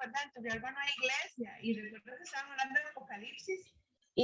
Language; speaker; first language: Spanish; native; Spanish